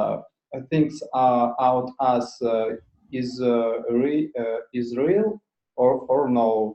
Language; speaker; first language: English; non-native, learner; Russian